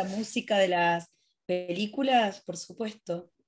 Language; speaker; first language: Spanish; native; Spanish